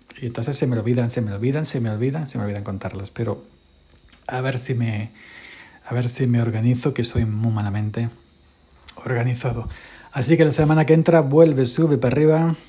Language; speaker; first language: Spanish; native; Spanish